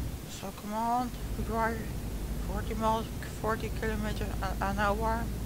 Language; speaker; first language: English; non-native, learner; Dutch